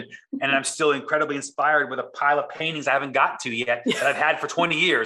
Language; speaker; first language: English; native; English